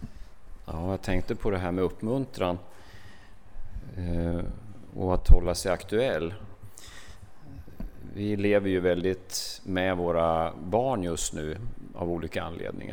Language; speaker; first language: Swedish; native; Swedish